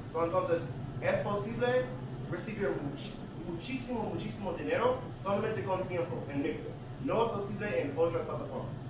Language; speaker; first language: Spanish; non-native, learner; English